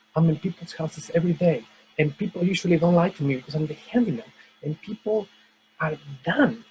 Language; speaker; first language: English; non-native, fluent; Spanish